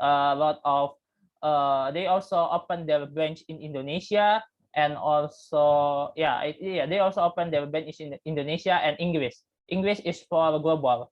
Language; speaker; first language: English; non-native, learner; Indonesian